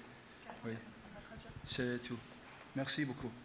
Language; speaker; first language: French; non-native, learner; Arabic